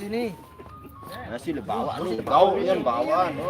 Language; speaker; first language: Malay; non-native, local second language; Sasak